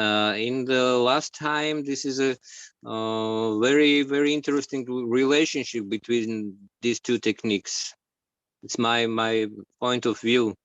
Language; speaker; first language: English; non-native, learner; Georgian